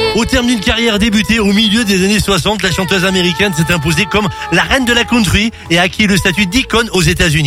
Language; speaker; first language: French; native; French